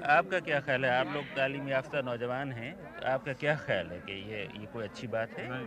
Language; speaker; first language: Urdu; native; Urdu